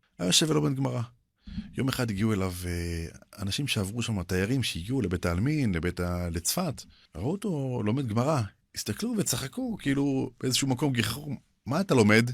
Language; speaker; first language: Hebrew; early bilingual, other home language; Arabic